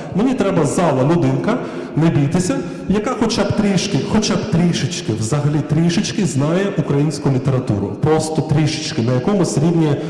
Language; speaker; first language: Ukrainian; native; Ukrainian